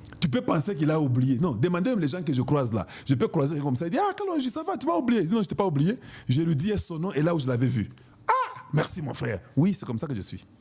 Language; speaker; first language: French; non-native, local second language; Lingala